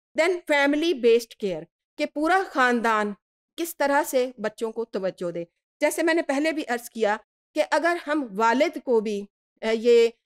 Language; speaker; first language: Urdu; native; Urdu